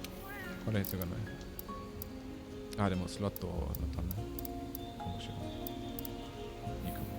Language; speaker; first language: Japanese; non-native, learner; German